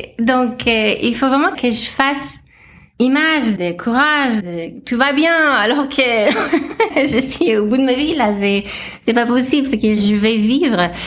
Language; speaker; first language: French; non-native, fluent; English